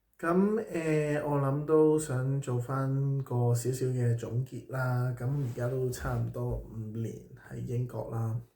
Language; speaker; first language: Cantonese; native; Cantonese